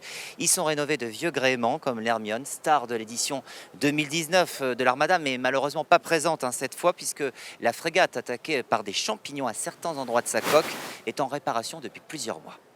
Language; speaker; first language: French; native; French